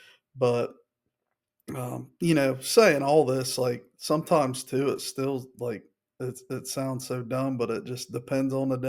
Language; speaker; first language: English; native; English